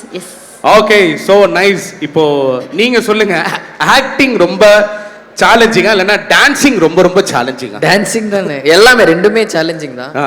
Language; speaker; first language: Tamil; native; Tamil